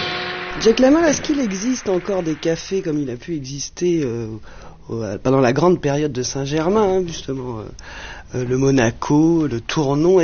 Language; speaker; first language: French; native; French